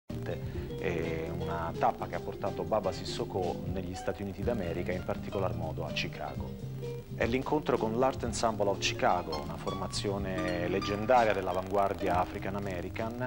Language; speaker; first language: Italian; native; Italian